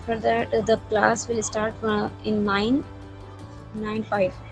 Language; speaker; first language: English; non-native, learner; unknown